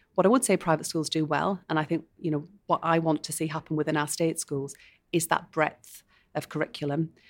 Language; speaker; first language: English; native; English